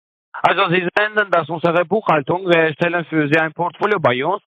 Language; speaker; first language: German; non-native, learner; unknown